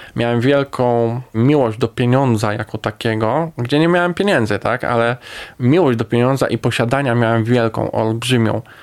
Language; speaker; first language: Polish; native; Polish